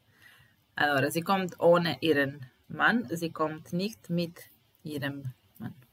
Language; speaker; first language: German; non-native, fluent; Italian